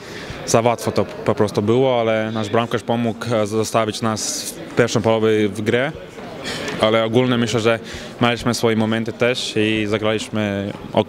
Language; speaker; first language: Polish; non-native, fluent; Latvian